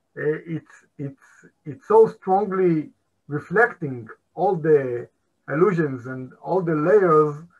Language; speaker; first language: English; non-native, fluent; Hebrew